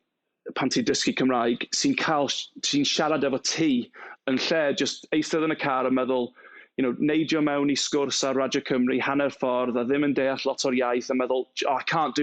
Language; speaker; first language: Welsh; non-native, local second language; English